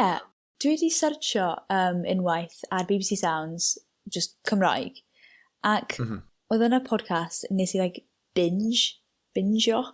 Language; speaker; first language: Welsh; non-native, local second language; English